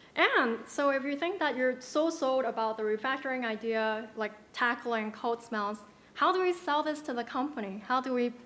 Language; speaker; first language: English; non-native, local second language; Cantonese